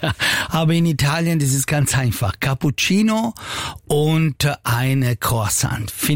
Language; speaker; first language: German; non-native, learner; Italian